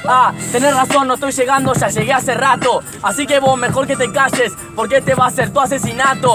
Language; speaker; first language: Spanish; native; Spanish